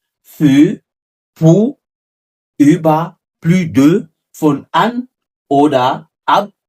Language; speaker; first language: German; non-native, fluent; French